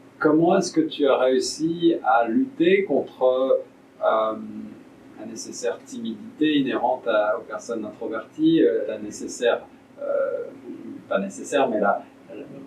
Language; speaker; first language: French; native; French